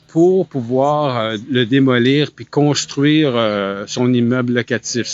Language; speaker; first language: French; native; French